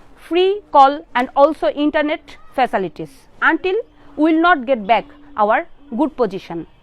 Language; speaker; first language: English; non-native, local second language; Bangla